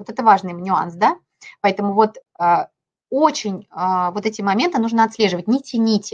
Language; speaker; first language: Russian; native; Russian